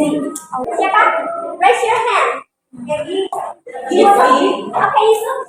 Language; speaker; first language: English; non-native, fluent; Indonesian